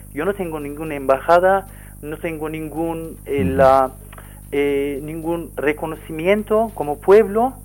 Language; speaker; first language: Spanish; non-native, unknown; Kurdish